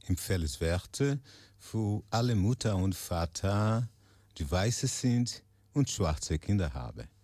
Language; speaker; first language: German; non-native, learner; Portuguese